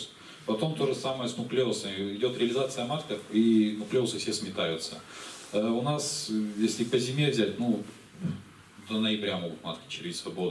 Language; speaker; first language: Russian; native; Russian